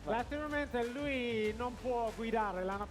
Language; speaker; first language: Italian; non-native, fluent; English